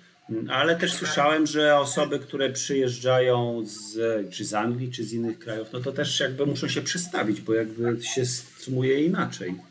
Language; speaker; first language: Polish; native; Polish